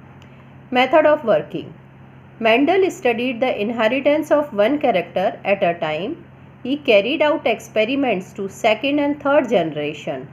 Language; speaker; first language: English; non-native, local second language; Gujarati